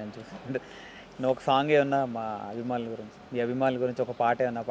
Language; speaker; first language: Telugu; native; Telugu